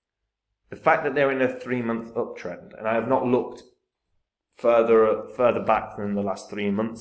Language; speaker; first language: English; native; English